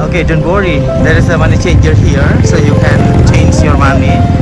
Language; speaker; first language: English; non-native, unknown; Indonesian